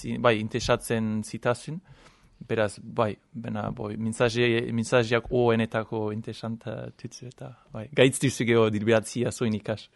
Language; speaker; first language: Basque; non-native, fluent; English